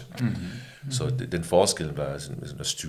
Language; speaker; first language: Danish; early bilingual, other home language; English